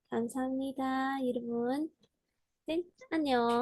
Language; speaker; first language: Korean; non-native, learner; Spanish